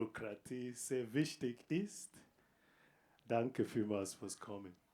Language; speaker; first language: German; non-native, fluent; Igbo